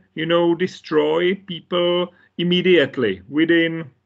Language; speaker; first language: English; non-native, fluent; Czech